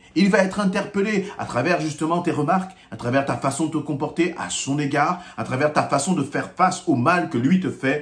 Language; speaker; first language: French; native; French